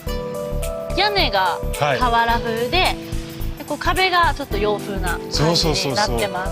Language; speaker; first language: Japanese; native; Japanese